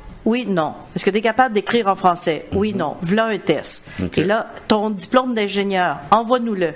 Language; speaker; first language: French; native; French